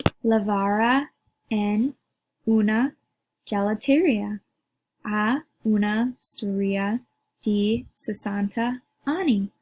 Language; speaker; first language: Italian; non-native, learner; English